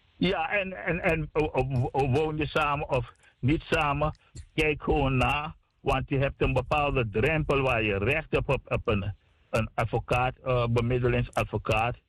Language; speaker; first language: Dutch; native; Dutch